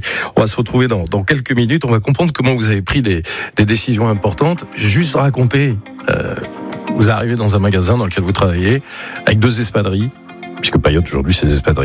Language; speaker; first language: French; native; French